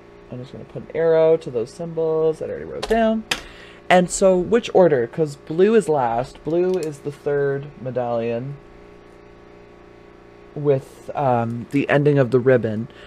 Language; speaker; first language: English; native; English